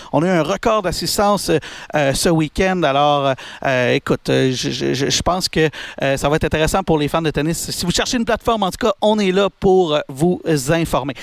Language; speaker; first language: French; native; French